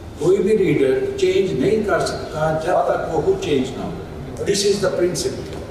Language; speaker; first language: Urdu; non-native, local second language; Punjabi